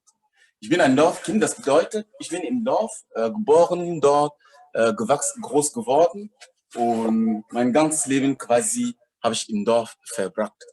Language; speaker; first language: German; non-native, fluent; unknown